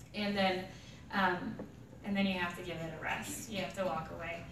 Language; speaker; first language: English; native; English